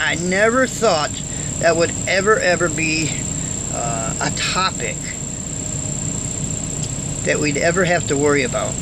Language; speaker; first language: English; native; English